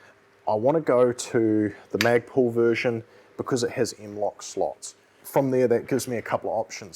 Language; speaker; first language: English; native; English